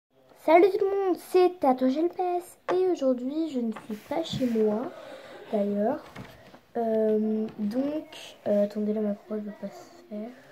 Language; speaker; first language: French; native; French